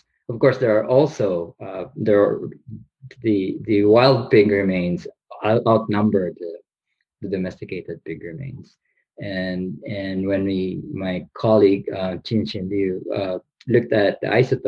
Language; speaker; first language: English; non-native, local second language; Bikol